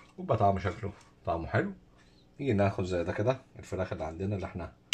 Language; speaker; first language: Arabic; native; Arabic